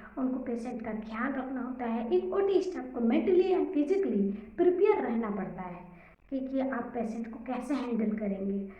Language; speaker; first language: Hindi; native; Hindi